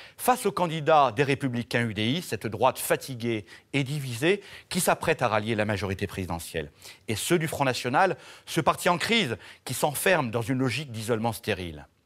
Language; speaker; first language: French; native; French